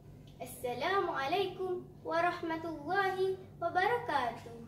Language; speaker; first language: Arabic; non-native, learner; Malay